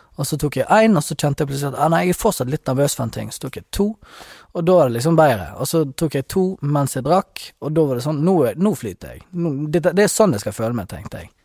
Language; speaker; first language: Norwegian; native; Norwegian